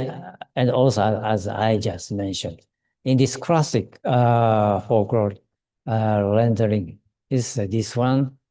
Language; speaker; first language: English; non-native, learner; Japanese